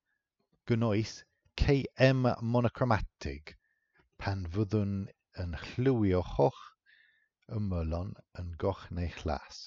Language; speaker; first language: Welsh; non-native, fluent; English